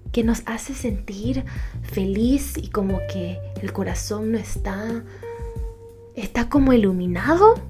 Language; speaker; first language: Spanish; early bilingual, heritage; Spanish